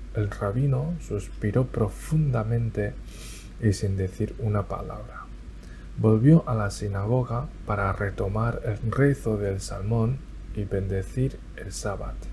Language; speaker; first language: Spanish; non-native, fluent; Chinese